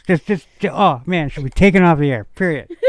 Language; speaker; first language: English; native; English